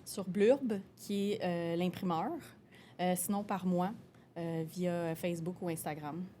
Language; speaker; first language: French; native; French